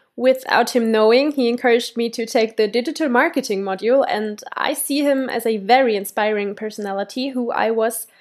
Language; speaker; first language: English; non-native, fluent; German